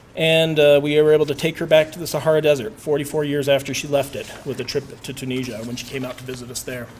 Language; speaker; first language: English; native; English